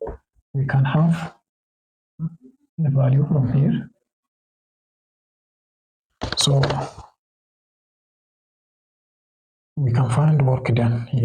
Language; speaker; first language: English; non-native, local second language; Oromo